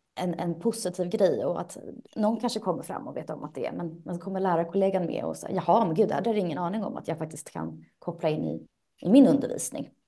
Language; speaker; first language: Swedish; native; Swedish